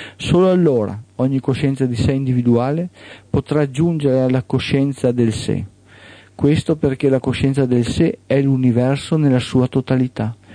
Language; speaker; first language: Italian; native; Italian